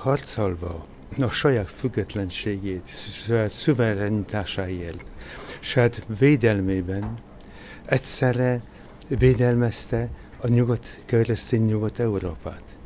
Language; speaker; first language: Hungarian; non-native, fluent; Polish